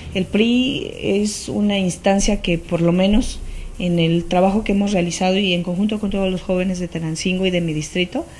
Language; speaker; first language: Spanish; native; Spanish